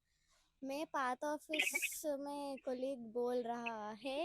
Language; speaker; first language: Hindi; non-native, local second language; Telugu